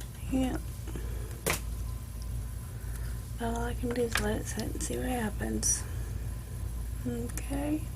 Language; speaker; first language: English; native; English